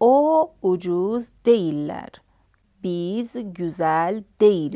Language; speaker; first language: Turkish; non-native, fluent; Persian